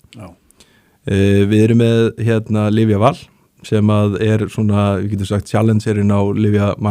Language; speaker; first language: Icelandic; native; Icelandic